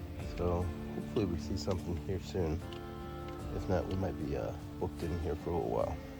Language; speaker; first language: English; native; English